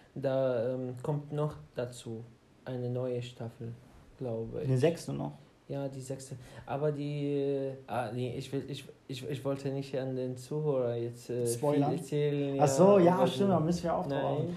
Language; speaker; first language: German; non-native, fluent; Arabic